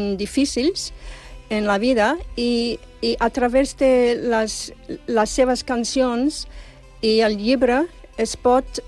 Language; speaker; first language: Catalan; non-native, fluent; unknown